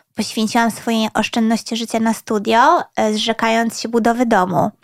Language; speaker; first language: Polish; early bilingual, other home language; Swedish